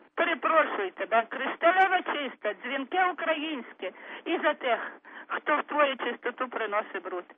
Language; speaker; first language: Ukrainian; native; Ukrainian